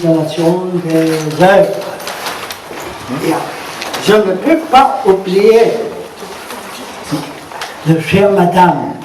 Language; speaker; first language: French; non-native, learner; German